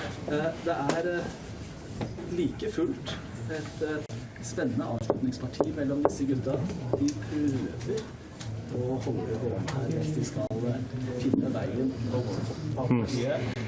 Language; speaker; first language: Norwegian; native; Norwegian